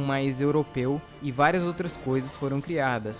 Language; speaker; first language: Portuguese; native; Portuguese